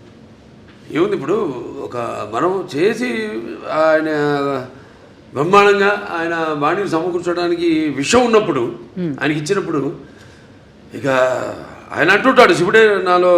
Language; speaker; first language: Telugu; native; Telugu